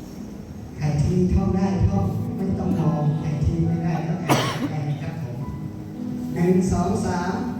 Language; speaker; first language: Thai; non-native, local second language; Iu Mien